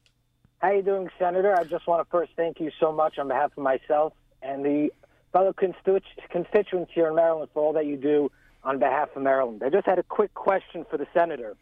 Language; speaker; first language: English; native; English